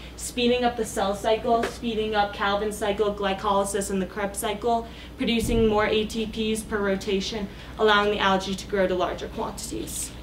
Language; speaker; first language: English; native; English